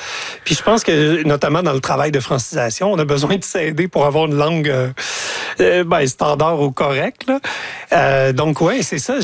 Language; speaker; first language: French; native; French